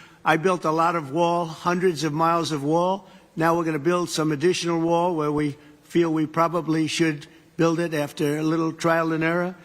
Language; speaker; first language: English; native; English